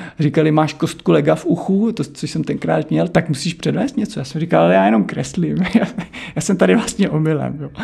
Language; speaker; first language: Czech; native; Czech